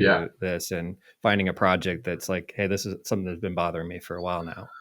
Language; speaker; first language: English; native; English